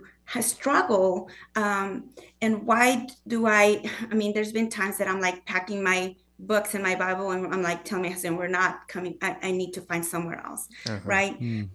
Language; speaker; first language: English; non-native, fluent; Spanish